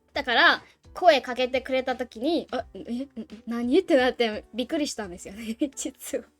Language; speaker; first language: Japanese; non-native, fluent; Burmese